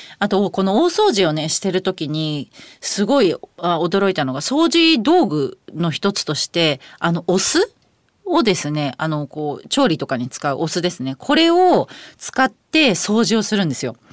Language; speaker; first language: Japanese; native; Japanese